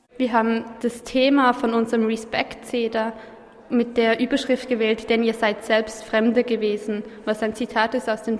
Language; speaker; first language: German; native; German